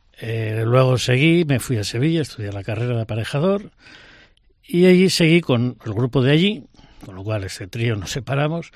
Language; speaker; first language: Spanish; native; Spanish